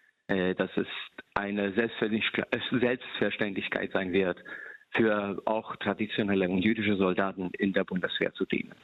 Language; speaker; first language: German; non-native, fluent; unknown